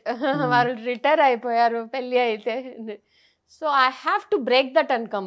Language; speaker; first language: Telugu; non-native, learner; Tamil